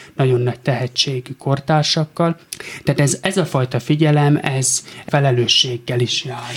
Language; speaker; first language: Hungarian; native; Hungarian